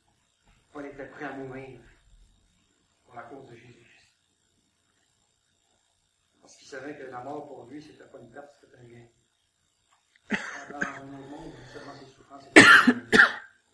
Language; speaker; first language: French; native; French